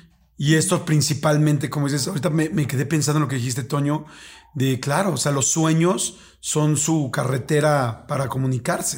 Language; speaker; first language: Spanish; native; Spanish